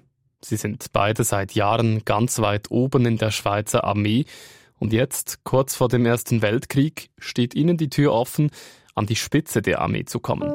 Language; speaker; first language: German; native; German